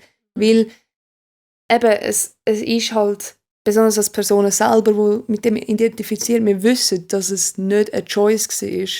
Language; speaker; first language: German; native; German